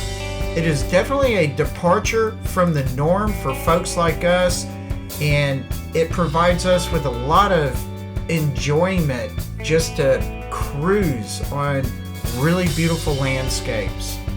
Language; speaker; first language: English; native; English